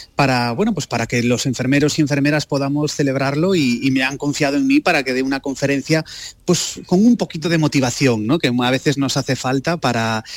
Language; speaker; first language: Spanish; native; Spanish